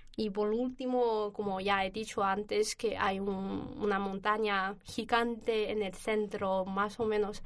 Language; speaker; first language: Spanish; non-native, learner; Chinese